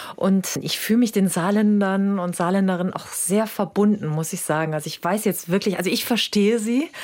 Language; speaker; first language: German; native; German